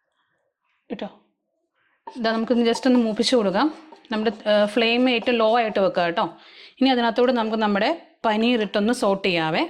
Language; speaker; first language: Malayalam; native; Malayalam